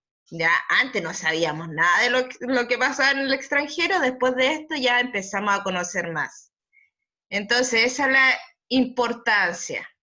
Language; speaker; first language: Spanish; native; Spanish